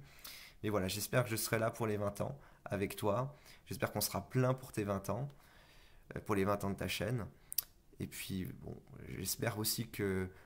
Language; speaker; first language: French; native; French